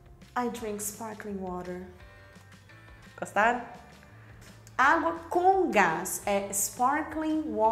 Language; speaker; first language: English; non-native, fluent; Portuguese